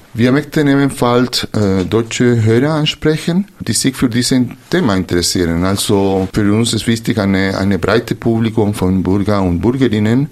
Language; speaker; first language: German; non-native, fluent; Spanish